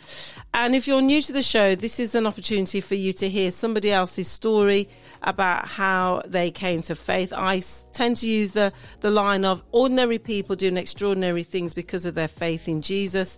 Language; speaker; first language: English; native; English